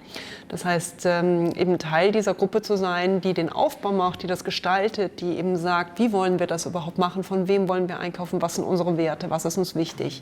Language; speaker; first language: German; native; German